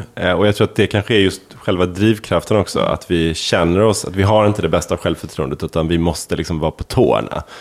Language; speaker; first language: Swedish; native; Swedish